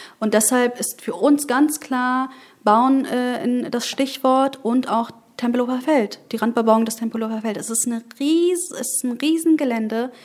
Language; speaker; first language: German; early bilingual, other home language; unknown